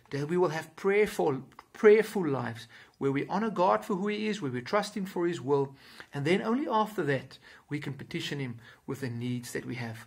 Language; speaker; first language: English; non-native, local second language; Afrikaans